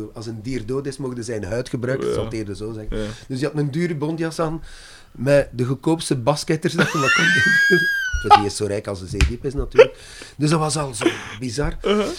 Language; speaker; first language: Dutch; non-native, fluent; French